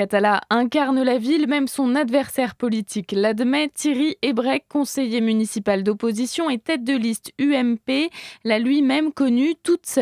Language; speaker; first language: French; native; French